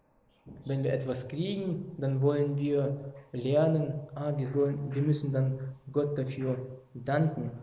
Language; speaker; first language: German; non-native, fluent; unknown